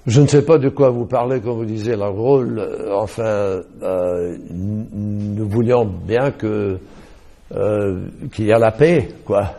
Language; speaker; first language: French; non-native, fluent; English